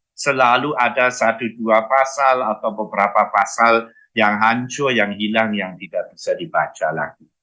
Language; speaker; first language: Indonesian; non-native, fluent; German